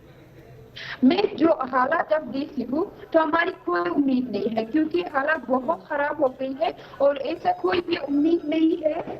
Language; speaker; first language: Hindi; non-native, fluent; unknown